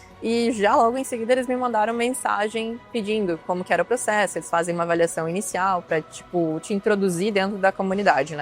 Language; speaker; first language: Portuguese; native; Portuguese